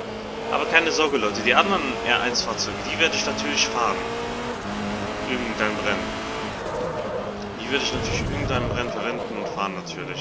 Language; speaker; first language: German; native; German